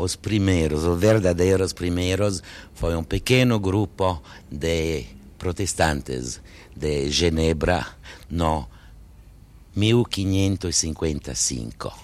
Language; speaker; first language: Portuguese; non-native, fluent; French